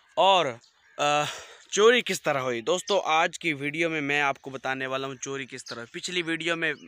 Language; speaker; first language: Urdu; non-native, local second language; Punjabi